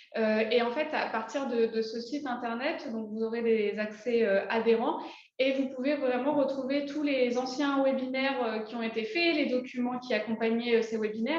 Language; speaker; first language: French; native; French